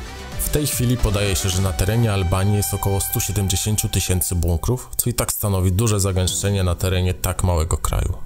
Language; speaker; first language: Polish; native; Polish